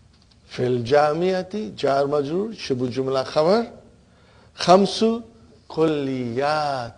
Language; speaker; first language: Arabic; non-native, fluent; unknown